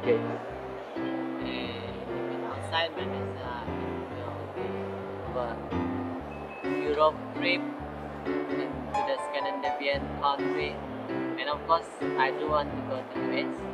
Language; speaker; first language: English; non-native, local second language; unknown